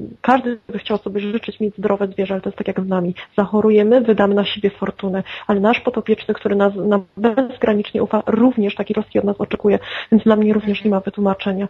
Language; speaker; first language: Polish; native; Polish